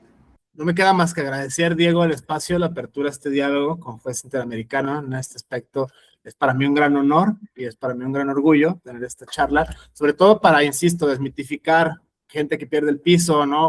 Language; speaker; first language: Spanish; native; Spanish